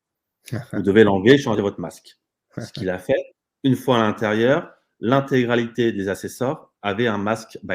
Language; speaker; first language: French; native; French